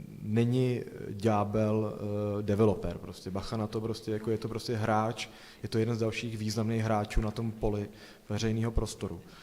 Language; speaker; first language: Czech; native; Czech